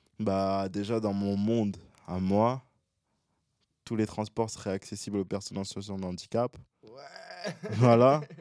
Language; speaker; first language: French; early bilingual, other home language; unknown